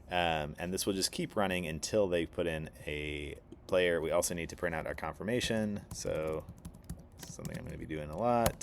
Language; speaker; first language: English; native; English